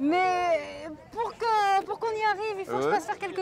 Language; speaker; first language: French; native; French